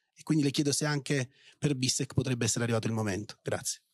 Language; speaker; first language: Italian; native; Italian